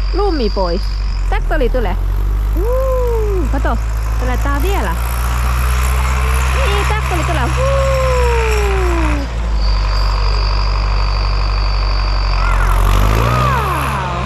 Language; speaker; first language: Finnish; non-native, learner; Thai